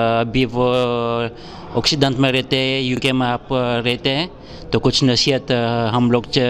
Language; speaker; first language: Urdu; non-native, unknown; Gujarati